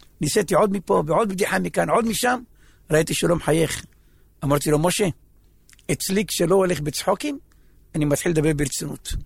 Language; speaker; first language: Hebrew; native; Hebrew